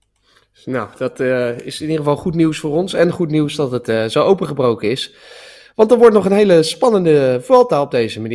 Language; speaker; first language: Dutch; native; Dutch